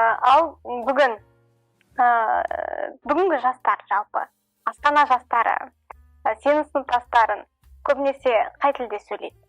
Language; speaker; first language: Kazakh; non-native, local second language; Russian